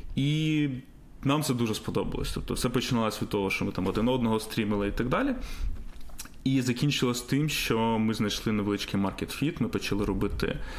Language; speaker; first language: Ukrainian; native; Ukrainian